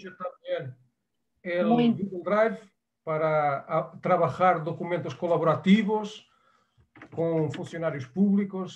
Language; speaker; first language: Spanish; non-native, fluent; Portuguese